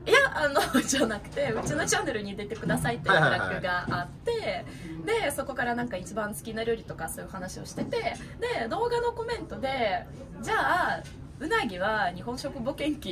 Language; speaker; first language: Japanese; non-native, fluent; Russian